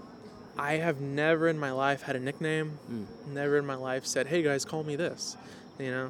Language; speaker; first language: English; native; English